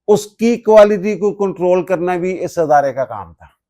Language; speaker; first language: Urdu; non-native, local second language; Punjabi